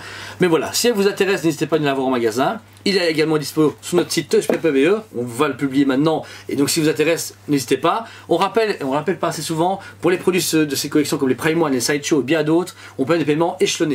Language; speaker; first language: French; native; French